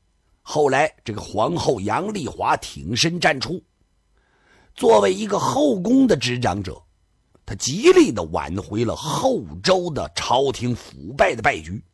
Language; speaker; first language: Chinese; native; Chinese